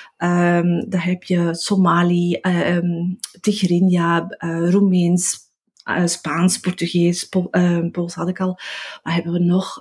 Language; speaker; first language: Dutch; native; Dutch